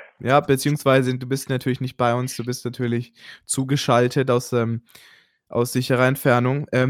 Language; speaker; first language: German; native; German